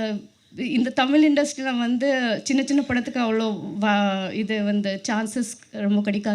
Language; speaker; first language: Tamil; non-native, learner; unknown